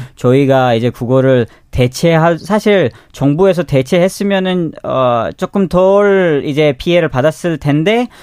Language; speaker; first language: Korean; non-native, fluent; Urdu